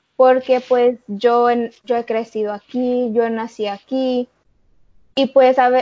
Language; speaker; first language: Spanish; early bilingual, heritage; Spanish